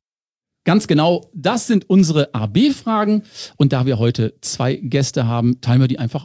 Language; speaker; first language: German; native; German